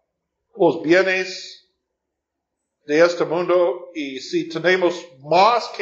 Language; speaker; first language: Spanish; non-native, fluent; English